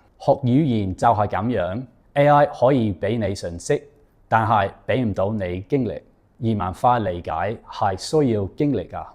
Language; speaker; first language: Cantonese; non-native, fluent; English